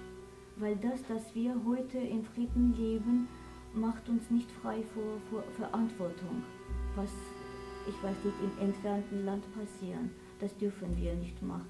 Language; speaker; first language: German; non-native, fluent; Armenian